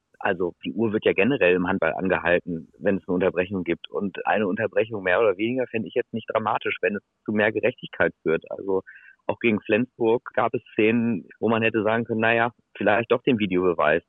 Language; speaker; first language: German; native; German